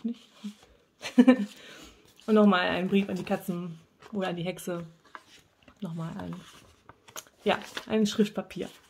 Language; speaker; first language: German; native; German